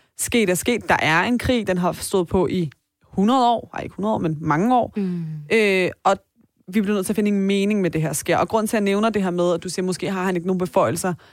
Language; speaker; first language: Danish; early bilingual, other home language; Persian